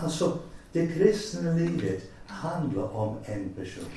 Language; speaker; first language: Swedish; non-native, fluent; English